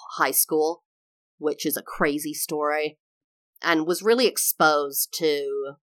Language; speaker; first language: English; native; English